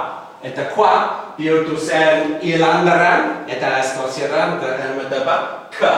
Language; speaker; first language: Basque; non-native, fluent; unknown